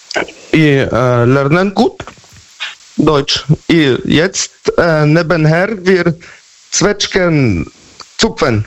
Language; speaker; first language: German; non-native, learner; Polish